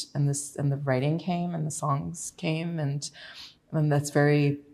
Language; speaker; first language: English; native; English